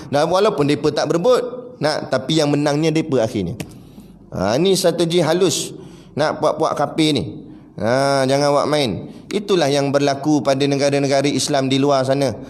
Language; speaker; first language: Malay; native; Malay